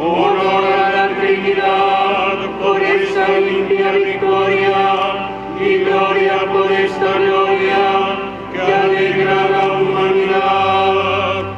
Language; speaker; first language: Spanish; native; Spanish